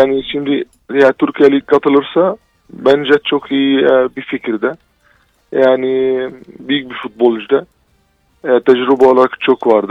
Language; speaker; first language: Turkish; non-native, fluent; Arabic